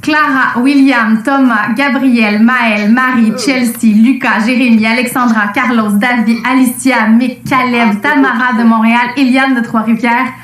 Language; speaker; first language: French; native; French